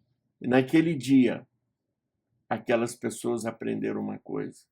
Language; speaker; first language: Portuguese; native; Portuguese